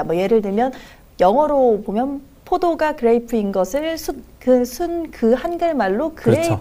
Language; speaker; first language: Korean; native; Korean